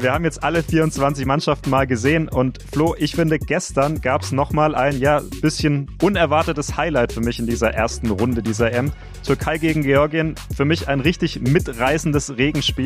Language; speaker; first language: German; native; German